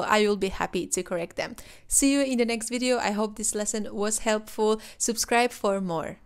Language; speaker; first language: English; non-native, fluent; Polish